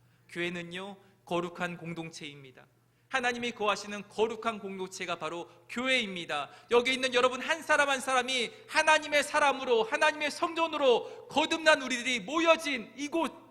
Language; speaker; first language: Korean; native; Korean